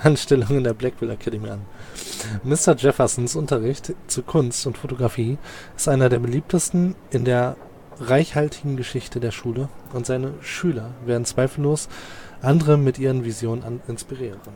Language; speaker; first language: German; native; German